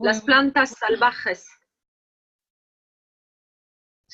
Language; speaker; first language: Spanish; non-native, learner; French